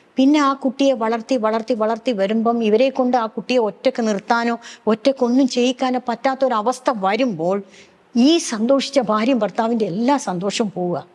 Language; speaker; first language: Malayalam; native; Malayalam